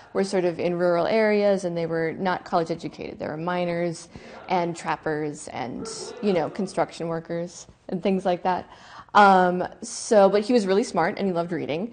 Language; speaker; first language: English; native; English